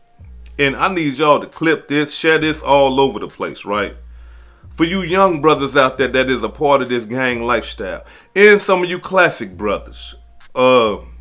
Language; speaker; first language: English; native; English